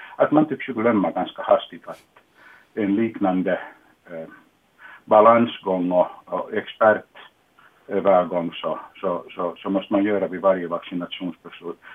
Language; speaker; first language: Swedish; non-native, local second language; Finnish